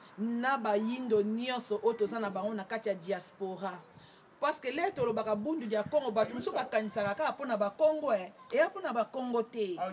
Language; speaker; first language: Lingala; non-native, local second language; Kongo